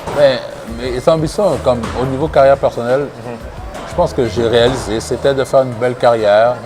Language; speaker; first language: French; early bilingual, other home language; Haitian Creole